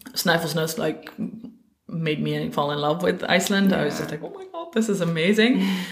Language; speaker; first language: English; non-native, fluent; Dutch